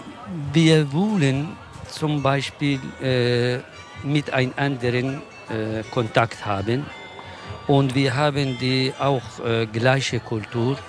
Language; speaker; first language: German; non-native, learner; Kurdish